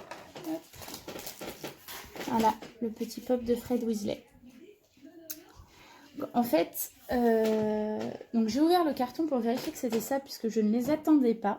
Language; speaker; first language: French; native; French